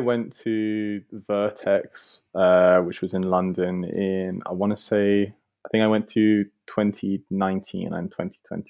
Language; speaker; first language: English; native; English